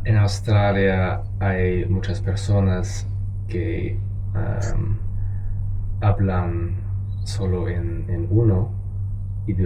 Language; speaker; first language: Spanish; non-native, learner; English